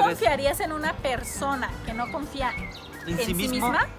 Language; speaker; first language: Spanish; native; Spanish